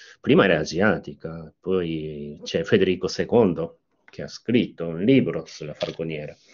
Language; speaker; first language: Italian; non-native, fluent; Japanese